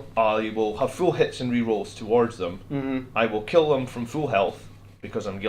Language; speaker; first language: English; native; English